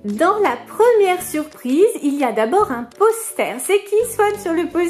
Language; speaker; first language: French; native; French